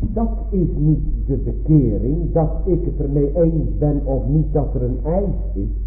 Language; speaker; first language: Dutch; native; Dutch